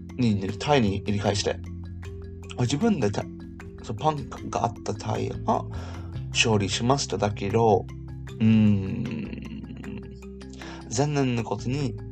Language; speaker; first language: Japanese; non-native, learner; English